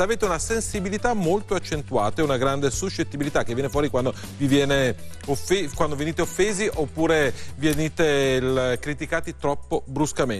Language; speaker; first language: Italian; native; Italian